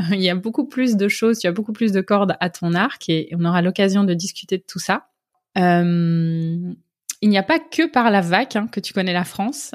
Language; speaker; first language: French; native; French